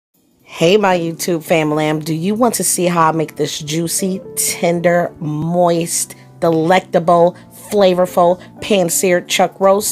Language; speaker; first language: English; native; English